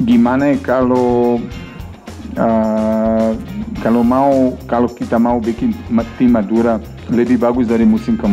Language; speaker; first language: Indonesian; non-native, fluent; Serbian